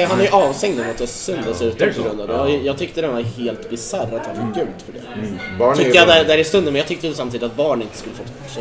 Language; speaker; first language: Swedish; native; Swedish